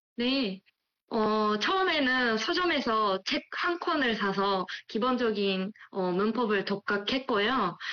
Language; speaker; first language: Korean; non-native, fluent; Japanese